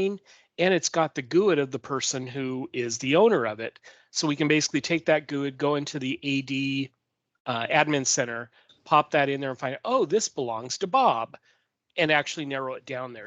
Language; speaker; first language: English; native; English